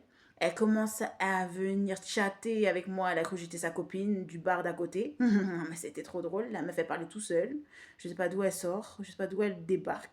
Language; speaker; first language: French; native; French